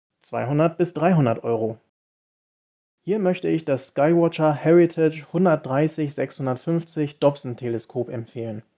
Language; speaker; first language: German; native; German